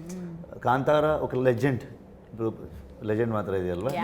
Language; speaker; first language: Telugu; non-native, learner; Kannada